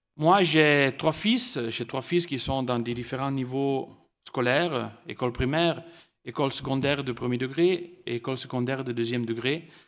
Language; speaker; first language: French; non-native, local second language; Italian